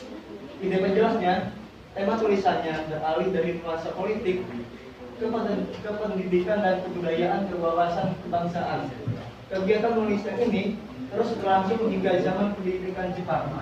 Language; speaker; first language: Indonesian; native; Indonesian